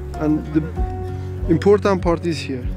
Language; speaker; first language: English; non-native, learner; Persian